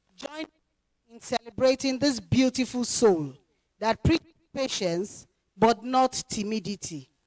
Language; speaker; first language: English; non-native, local second language; Yoruba